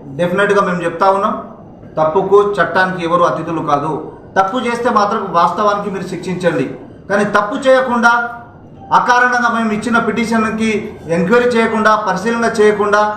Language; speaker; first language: Telugu; non-native, local second language; Lambadi